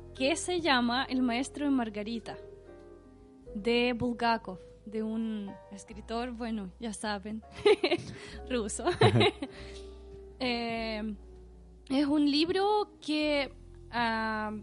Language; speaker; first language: Spanish; non-native, fluent; Russian